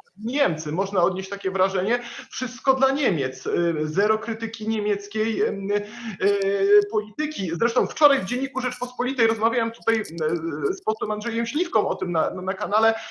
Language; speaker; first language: Polish; native; Polish